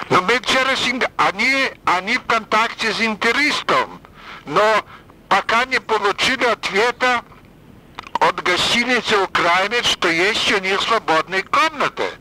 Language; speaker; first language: Russian; non-native, fluent; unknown